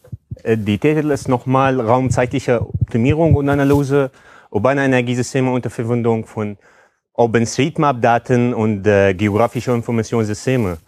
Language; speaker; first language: German; non-native, fluent; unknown